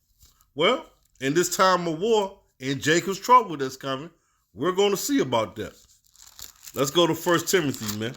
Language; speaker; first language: English; native; English